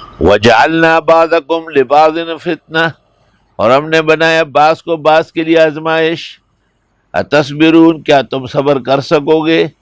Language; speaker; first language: Urdu; non-native, local second language; Pashto